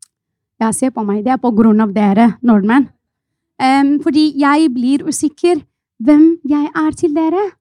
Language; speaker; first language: Norwegian; non-native, fluent; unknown